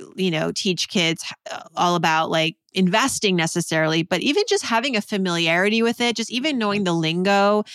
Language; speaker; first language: English; native; English